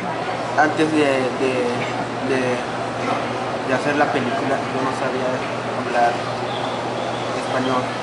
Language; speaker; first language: Spanish; non-native, local second language; Tzotzil